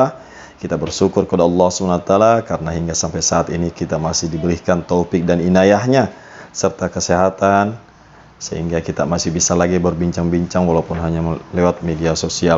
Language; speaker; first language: Indonesian; native; Indonesian